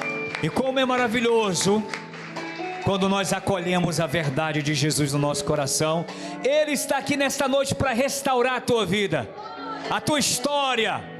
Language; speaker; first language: Portuguese; native; Portuguese